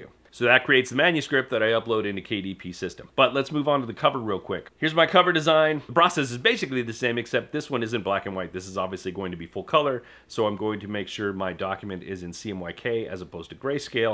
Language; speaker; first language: English; native; English